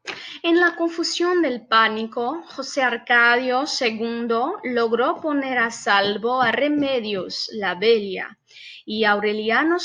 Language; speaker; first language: Spanish; non-native, fluent; Portuguese